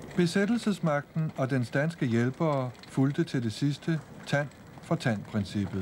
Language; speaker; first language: Danish; native; Danish